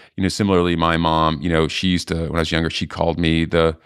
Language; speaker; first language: English; native; English